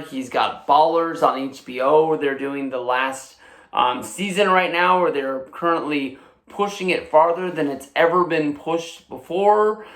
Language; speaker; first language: English; native; English